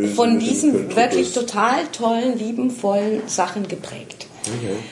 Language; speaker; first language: German; non-native, fluent; Spanish